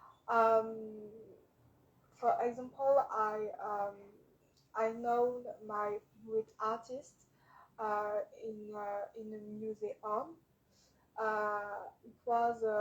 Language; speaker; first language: English; non-native, learner; French